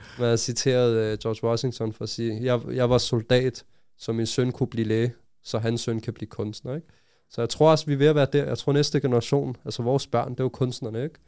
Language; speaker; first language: Danish; early bilingual, other home language; Arabic